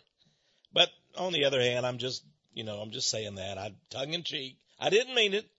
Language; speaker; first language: English; native; English